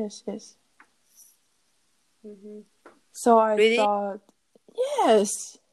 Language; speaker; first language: English; non-native, learner; Chinese